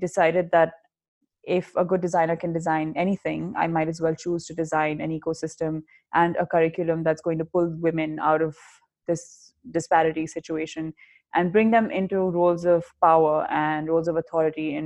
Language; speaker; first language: English; non-native, local second language; Hindi